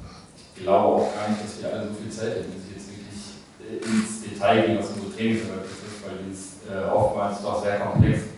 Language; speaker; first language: German; native; German